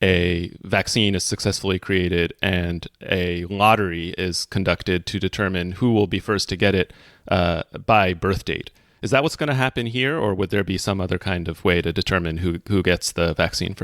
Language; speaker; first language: English; native; English